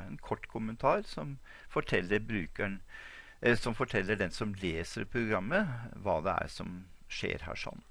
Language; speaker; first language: Norwegian; native; Norwegian